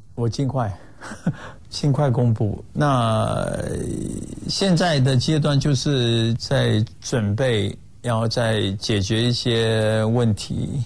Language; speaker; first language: Chinese; non-native, local second language; Cantonese